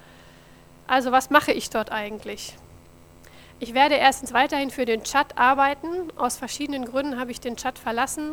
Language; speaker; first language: German; native; German